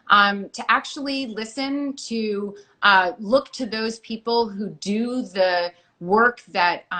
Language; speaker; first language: English; native; English